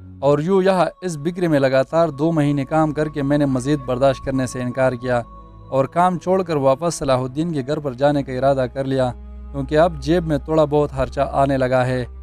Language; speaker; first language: Urdu; non-native, local second language; Pashto